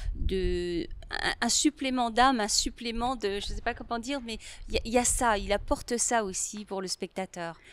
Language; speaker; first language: French; native; French